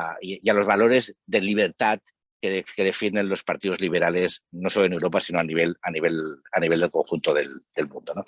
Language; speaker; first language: Spanish; native; Spanish